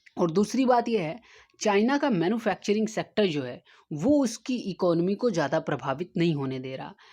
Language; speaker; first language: Hindi; native; Hindi